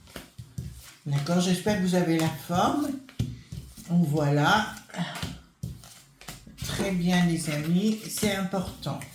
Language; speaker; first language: French; native; French